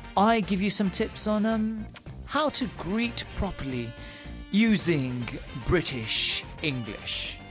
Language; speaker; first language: English; early bilingual, heritage; English